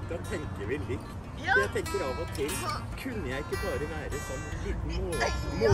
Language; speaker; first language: Norwegian; native; Norwegian